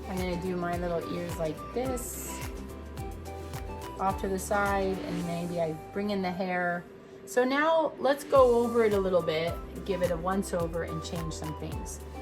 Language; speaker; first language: English; native; English